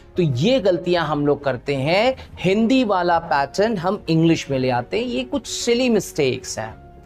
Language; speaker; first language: Hindi; native; Hindi